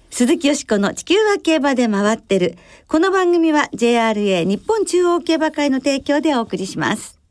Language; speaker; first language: Japanese; native; Japanese